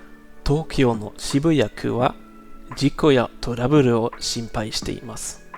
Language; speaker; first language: Japanese; non-native, learner; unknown